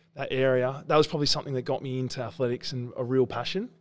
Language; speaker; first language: English; native; English